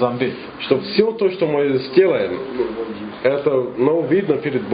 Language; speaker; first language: Russian; non-native, fluent; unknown